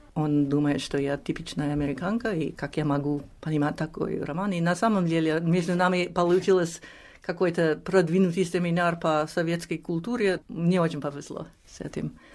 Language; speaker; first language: Russian; non-native, fluent; English